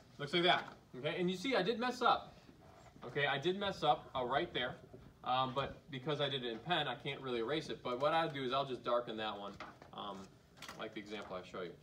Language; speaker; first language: English; native; English